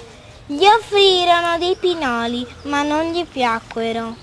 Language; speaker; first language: Italian; native; Italian